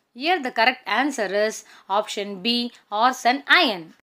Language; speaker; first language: English; non-native, local second language; Tamil